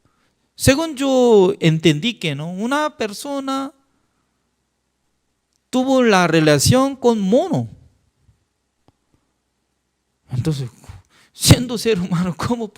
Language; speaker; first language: Spanish; non-native, fluent; Korean